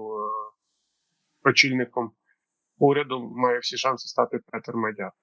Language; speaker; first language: Ukrainian; native; Ukrainian